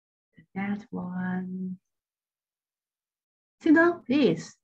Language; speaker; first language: English; non-native, learner; Chinese